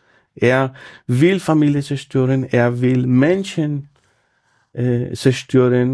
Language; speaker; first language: German; non-native, fluent; Spanish